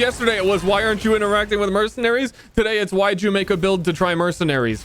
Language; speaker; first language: English; native; English